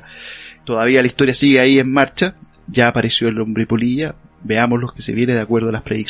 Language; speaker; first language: Spanish; native; Spanish